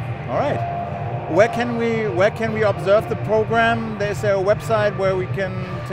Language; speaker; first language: English; non-native, fluent; German